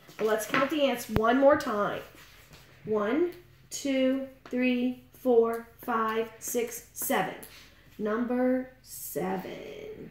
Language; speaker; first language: English; native; English